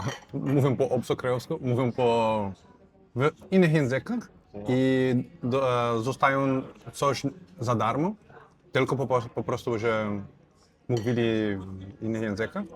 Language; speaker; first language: Polish; non-native, fluent; Portuguese